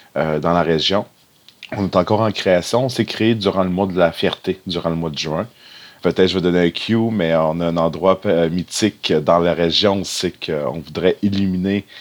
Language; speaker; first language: French; native; French